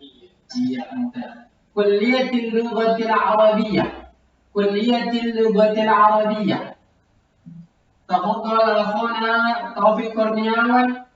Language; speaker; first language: Arabic; non-native, fluent; Indonesian